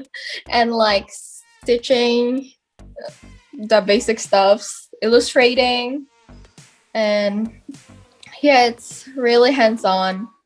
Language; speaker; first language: English; non-native, fluent; Indonesian